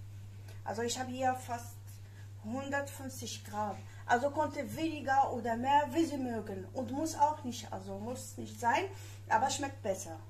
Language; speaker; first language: German; non-native, fluent; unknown